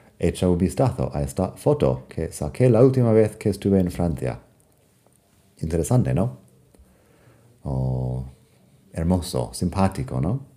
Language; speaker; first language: Spanish; non-native, fluent; English